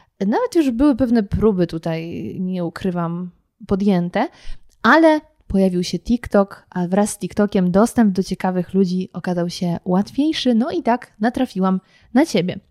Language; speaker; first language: Polish; native; Polish